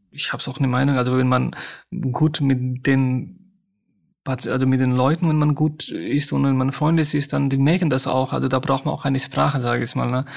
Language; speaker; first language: German; non-native, fluent; Nepali